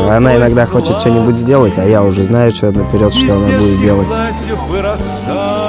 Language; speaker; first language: Russian; native; Russian